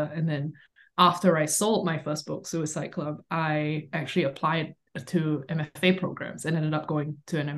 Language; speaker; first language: English; native; English